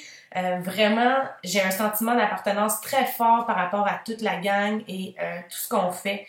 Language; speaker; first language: French; native; French